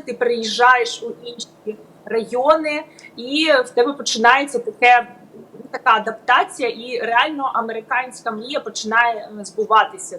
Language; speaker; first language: Ukrainian; native; Ukrainian